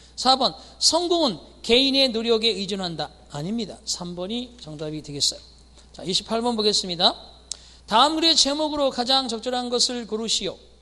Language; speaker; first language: Korean; native; Korean